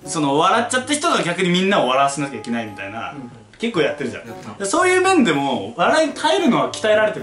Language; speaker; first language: Japanese; native; Japanese